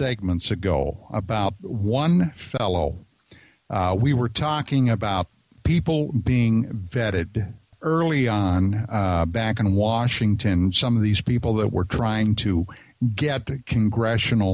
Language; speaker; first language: English; native; English